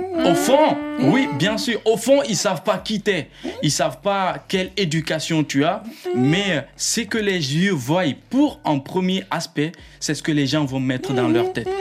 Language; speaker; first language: French; non-native, local second language; Fula